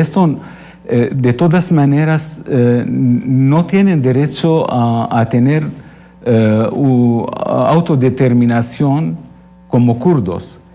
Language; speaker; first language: Spanish; non-native, fluent; Arabic